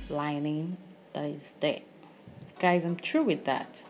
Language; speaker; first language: English; non-native, local second language; Yoruba